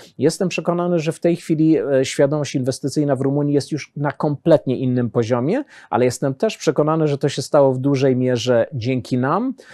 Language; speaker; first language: Polish; early bilingual, heritage; Polish